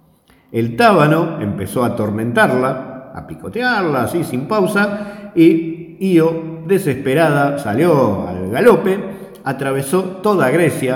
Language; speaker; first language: Spanish; native; Spanish